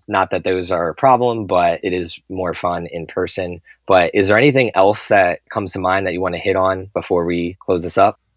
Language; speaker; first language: English; native; English